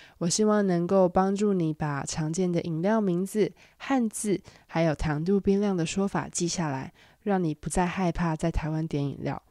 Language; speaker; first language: Chinese; native; Chinese